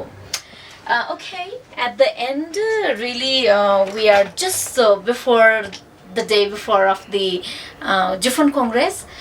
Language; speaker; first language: English; non-native, fluent; Nepali